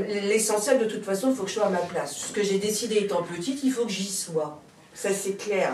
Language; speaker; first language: French; native; French